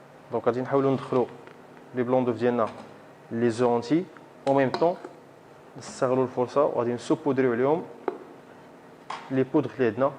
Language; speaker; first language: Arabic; native; Arabic